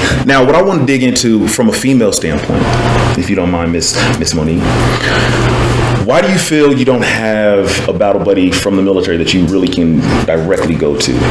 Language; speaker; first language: English; native; English